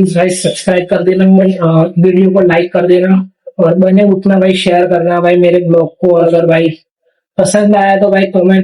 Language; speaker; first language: Hindi; non-native, local second language; Gujarati